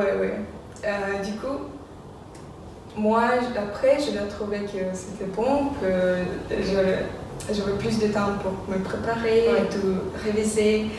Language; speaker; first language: French; non-native, fluent; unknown